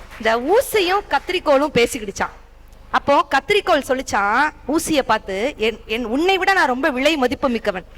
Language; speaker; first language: Tamil; native; Tamil